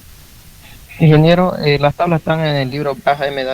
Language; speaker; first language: Spanish; native; Spanish